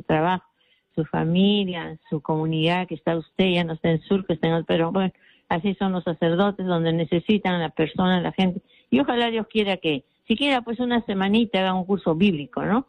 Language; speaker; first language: Spanish; native; Spanish